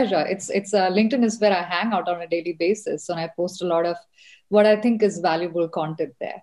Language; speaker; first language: English; non-native, local second language; Malayalam